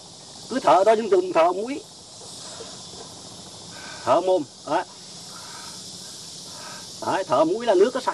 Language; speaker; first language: Vietnamese; native; Vietnamese